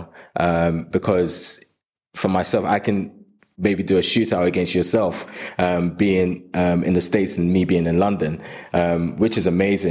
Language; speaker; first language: English; non-native, local second language; Yoruba